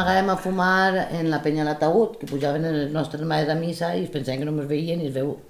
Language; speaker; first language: Catalan; native; Catalan